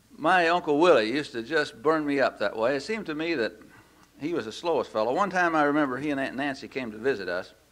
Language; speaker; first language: English; native; English